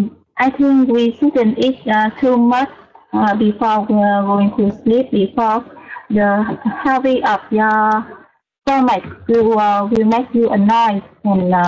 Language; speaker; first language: English; non-native, learner; Vietnamese